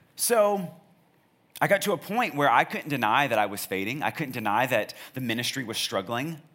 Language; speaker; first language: English; native; English